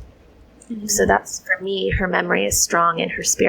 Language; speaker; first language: English; native; English